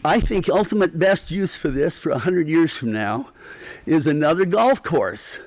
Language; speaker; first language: English; native; English